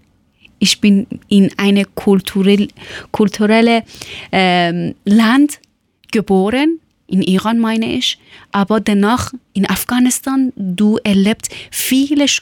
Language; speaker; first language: German; non-native, learner; Persian